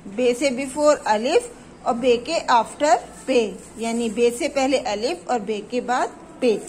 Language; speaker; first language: Hindi; native; Hindi